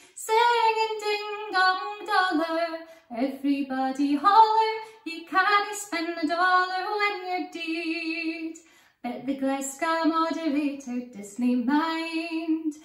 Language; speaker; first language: English; native; English